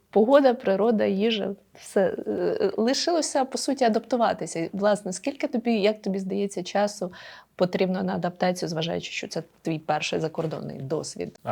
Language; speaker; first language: Ukrainian; native; Ukrainian